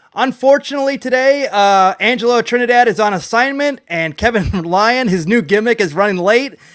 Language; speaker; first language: English; native; English